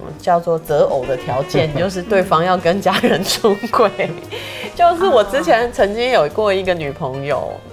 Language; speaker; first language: Chinese; native; Chinese